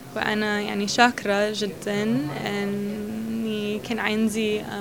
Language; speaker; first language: Arabic; non-native, learner; English